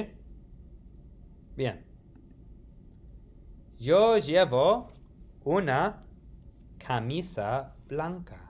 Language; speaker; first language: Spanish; non-native, fluent; English